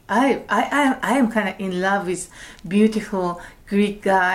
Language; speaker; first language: English; non-native, fluent; Japanese